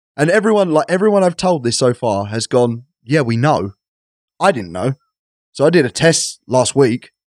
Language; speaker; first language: English; native; English